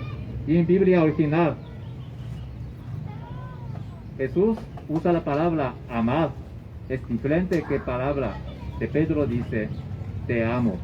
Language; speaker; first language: Spanish; non-native, learner; Chinese